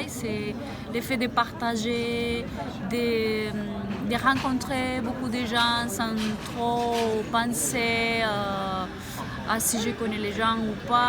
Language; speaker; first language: French; non-native, fluent; Spanish